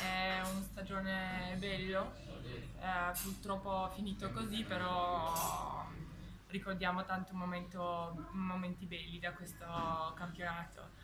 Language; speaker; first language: Italian; non-native, learner; Albanian